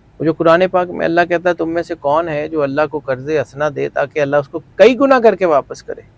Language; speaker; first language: Urdu; non-native, local second language; Punjabi